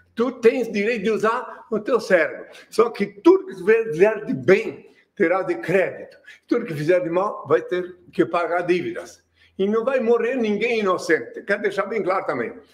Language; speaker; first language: Portuguese; non-native, fluent; French